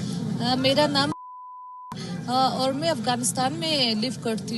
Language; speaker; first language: Hindi; non-native, fluent; Persian